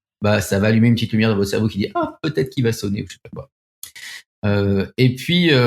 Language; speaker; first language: French; native; French